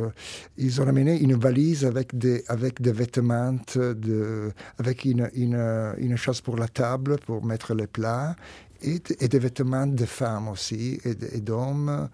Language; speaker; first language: French; non-native, fluent; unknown